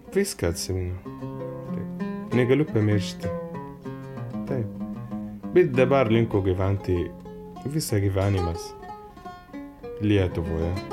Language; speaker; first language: Lithuanian; non-native, learner; Arabic